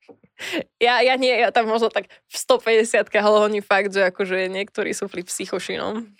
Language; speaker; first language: Slovak; native; Slovak